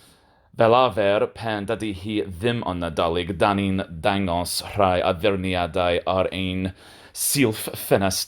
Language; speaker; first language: Welsh; non-native, learner; English